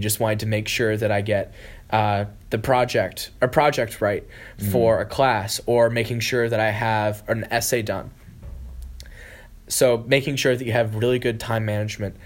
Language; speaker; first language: English; native; English